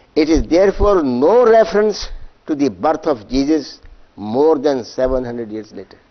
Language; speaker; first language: English; non-native, local second language; Urdu